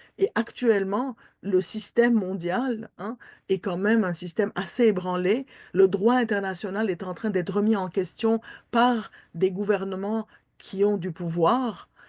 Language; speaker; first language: French; non-native, local second language; Armenian